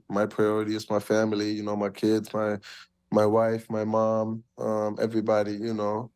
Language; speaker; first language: English; early bilingual, other home language; German